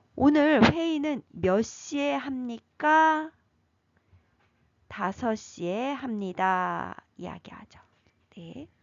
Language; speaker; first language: Korean; native; Korean